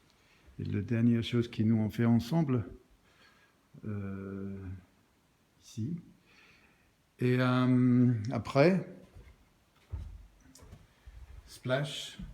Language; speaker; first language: French; non-native, learner; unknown